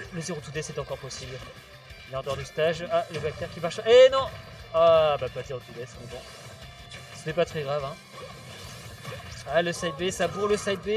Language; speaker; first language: French; native; French